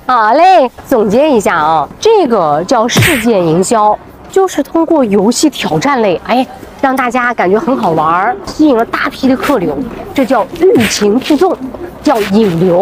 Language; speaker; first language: Chinese; native; Chinese